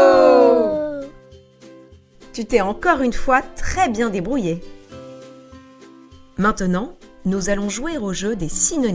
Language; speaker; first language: French; native; French